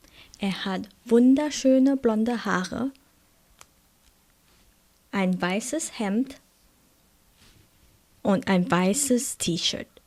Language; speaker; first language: German; non-native, fluent; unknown